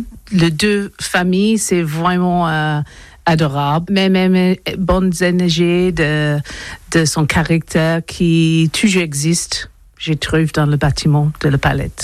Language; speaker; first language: French; non-native, learner; English